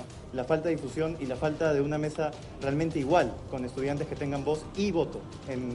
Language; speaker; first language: Spanish; native; Spanish